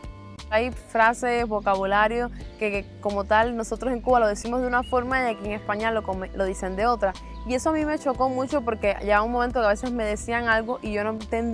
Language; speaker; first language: Spanish; native; Spanish